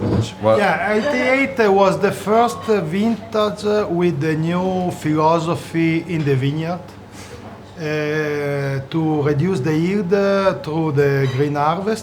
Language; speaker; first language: English; non-native, fluent; Italian